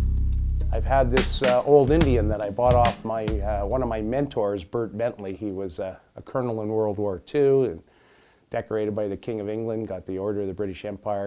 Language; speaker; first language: English; native; English